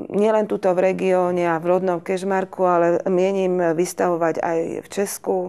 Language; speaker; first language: Slovak; native; Slovak